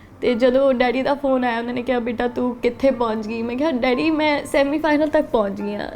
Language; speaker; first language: Punjabi; native; Punjabi